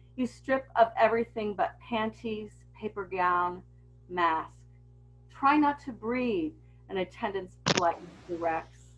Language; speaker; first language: English; native; English